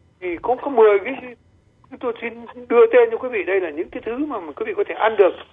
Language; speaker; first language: Vietnamese; native; Vietnamese